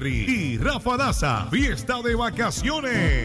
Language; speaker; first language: Spanish; native; Spanish